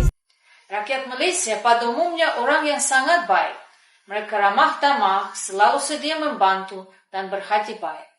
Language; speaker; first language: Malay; non-native, fluent; Russian